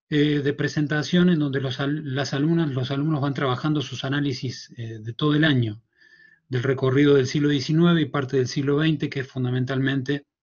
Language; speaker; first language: Spanish; native; Spanish